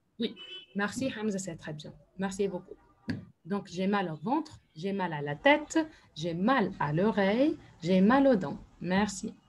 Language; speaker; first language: French; non-native, fluent; Arabic